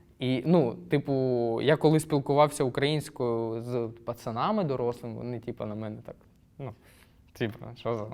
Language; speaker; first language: Ukrainian; native; Ukrainian